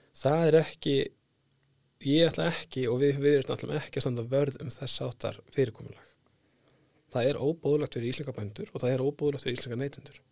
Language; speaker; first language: Icelandic; native; Icelandic